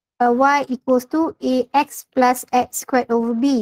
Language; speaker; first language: English; non-native, local second language; Malay